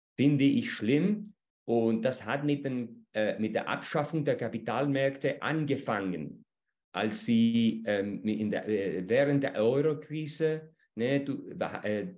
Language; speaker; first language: German; non-native, fluent; Spanish